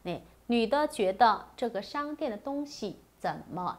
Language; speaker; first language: Chinese; non-native, fluent; Korean